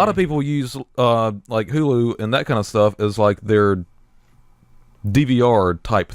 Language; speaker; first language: English; native; English